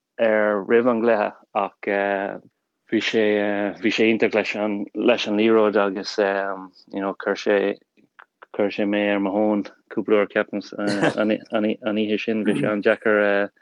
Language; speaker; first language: Irish; non-native, local second language; English